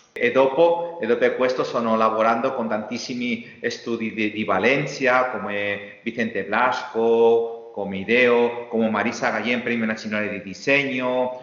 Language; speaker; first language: Italian; non-native, learner; Spanish